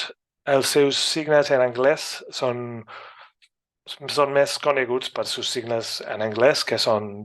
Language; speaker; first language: Catalan; non-native, fluent; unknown